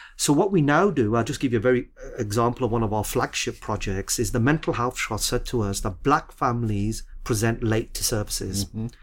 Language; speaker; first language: English; early bilingual, other home language; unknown